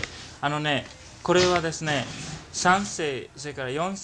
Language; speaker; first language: Japanese; early bilingual, heritage; Japanese